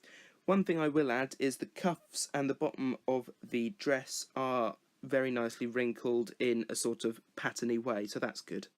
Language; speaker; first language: English; native; English